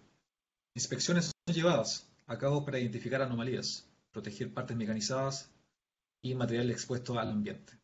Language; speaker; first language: Spanish; native; Spanish